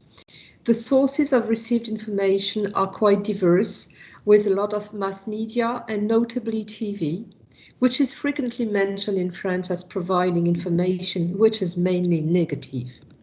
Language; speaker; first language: English; non-native, fluent; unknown